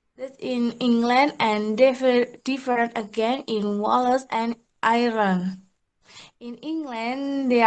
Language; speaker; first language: English; non-native, learner; Indonesian